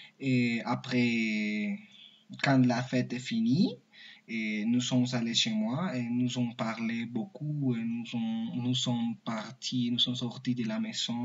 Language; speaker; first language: French; non-native, learner; Spanish